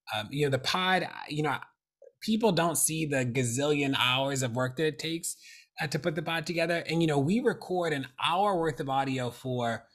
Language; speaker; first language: English; native; English